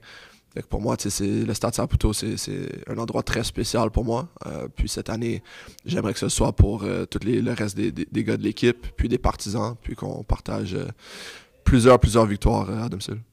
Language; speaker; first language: French; native; French